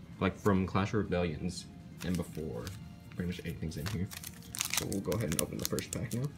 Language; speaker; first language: English; native; English